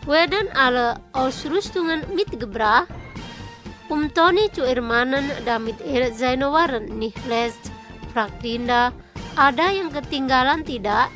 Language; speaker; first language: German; non-native, fluent; Indonesian